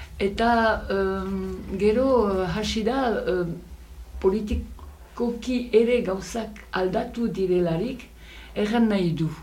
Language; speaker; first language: Basque; native; Basque